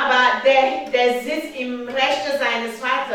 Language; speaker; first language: German; non-native, learner; French